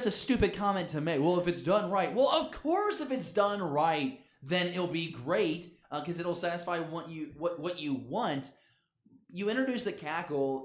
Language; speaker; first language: English; native; English